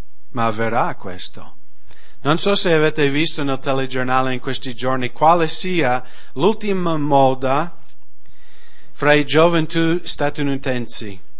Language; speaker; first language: Italian; non-native, fluent; English